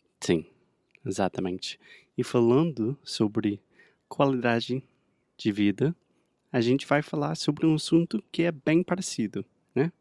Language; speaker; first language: Portuguese; non-native, fluent; English